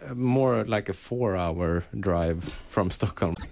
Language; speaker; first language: English; non-native, fluent; Swedish